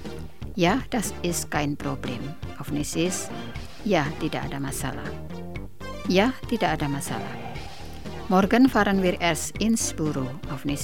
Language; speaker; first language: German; non-native, fluent; Indonesian